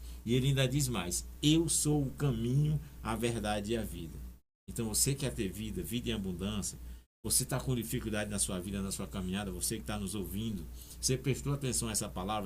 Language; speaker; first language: Portuguese; native; Portuguese